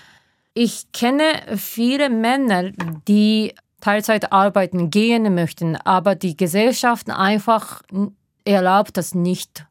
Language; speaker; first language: German; non-native, fluent; Japanese